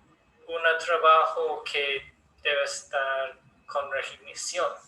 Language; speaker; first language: Spanish; non-native, learner; English